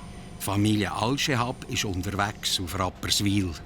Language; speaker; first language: German; native; German